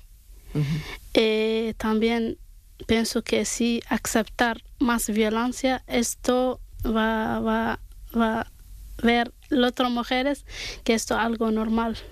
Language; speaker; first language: Spanish; non-native, learner; Arabic